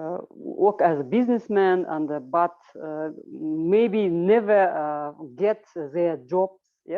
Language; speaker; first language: English; non-native, learner; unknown